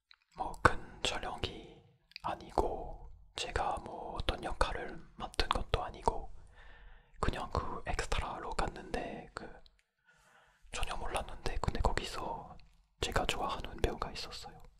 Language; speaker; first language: Korean; non-native, fluent; French